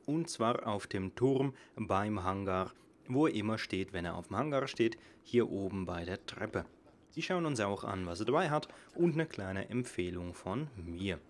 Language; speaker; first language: German; native; German